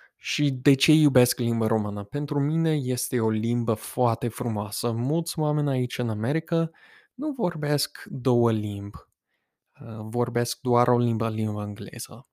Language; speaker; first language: Romanian; non-native, fluent; English